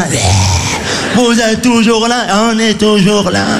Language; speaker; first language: French; native; French